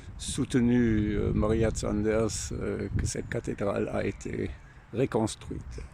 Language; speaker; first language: French; non-native, fluent; German